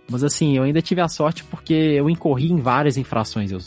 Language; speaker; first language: Portuguese; native; Portuguese